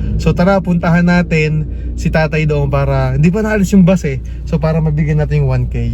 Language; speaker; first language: Filipino; native; Filipino